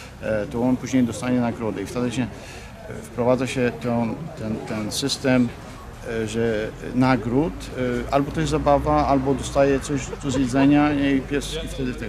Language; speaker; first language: Polish; early bilingual, heritage; Polish